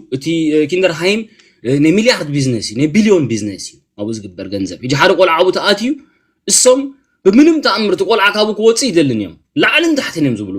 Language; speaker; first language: Tigrinya; early bilingual, heritage; Tigrinya